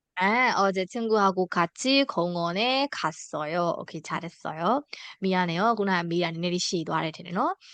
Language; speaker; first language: Korean; non-native, fluent; Burmese